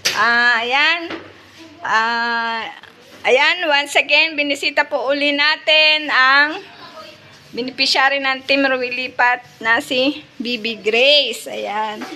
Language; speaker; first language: Filipino; native; Filipino